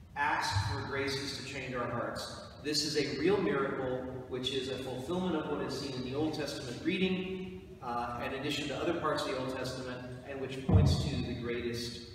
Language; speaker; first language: English; native; English